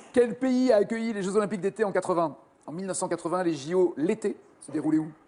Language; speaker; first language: French; native; French